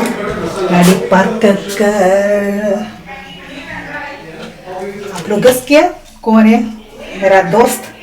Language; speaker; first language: Hindi; non-native, local second language; Malayalam